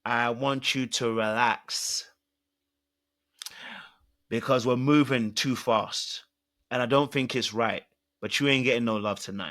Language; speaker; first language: English; native; English